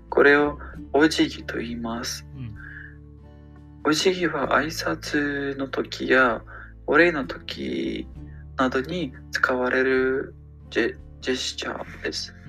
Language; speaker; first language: Japanese; non-native, fluent; French